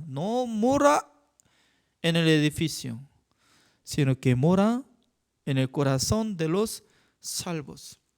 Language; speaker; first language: Spanish; non-native, fluent; Korean